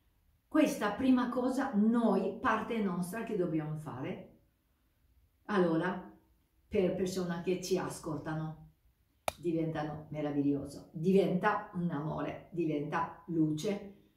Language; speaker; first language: Italian; non-native, fluent; Japanese